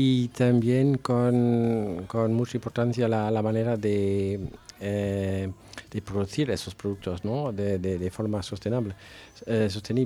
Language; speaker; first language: Spanish; non-native, fluent; German